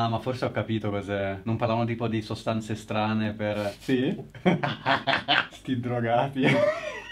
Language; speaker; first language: Italian; native; Italian